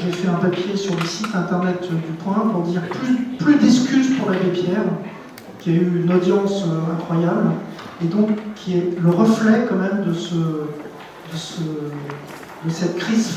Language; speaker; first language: French; native; French